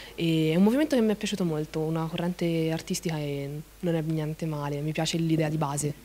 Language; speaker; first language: Italian; native; Italian